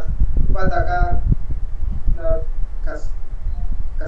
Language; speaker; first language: Korean; non-native, learner; Vietnamese